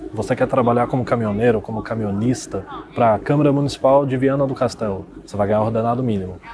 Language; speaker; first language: Portuguese; native; Portuguese